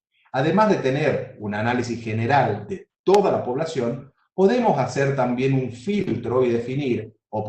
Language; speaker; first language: Spanish; native; Spanish